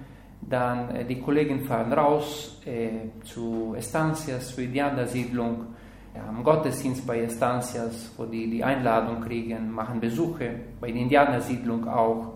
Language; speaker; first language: German; non-native, learner; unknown